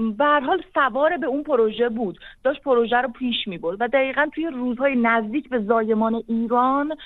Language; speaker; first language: Persian; native; Persian